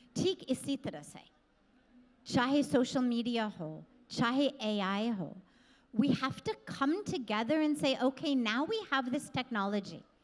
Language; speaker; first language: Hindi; non-native, fluent; English